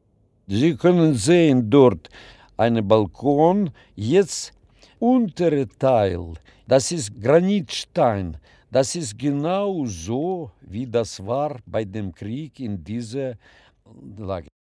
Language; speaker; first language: German; non-native, learner; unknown